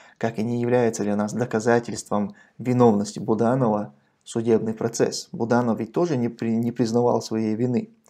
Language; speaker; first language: Russian; non-native, local second language; Chechen